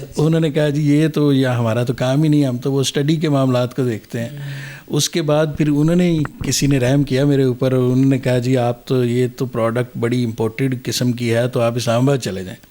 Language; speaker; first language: Urdu; non-native, local second language; Punjabi